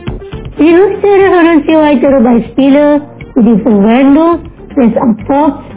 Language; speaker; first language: German; non-native, learner; Indonesian